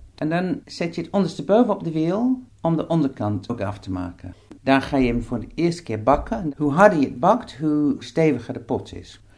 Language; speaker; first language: Dutch; non-native, fluent; English